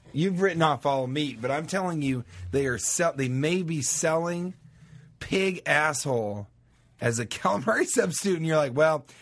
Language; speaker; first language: English; native; English